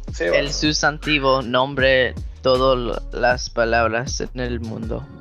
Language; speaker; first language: Spanish; early bilingual, heritage; Spanish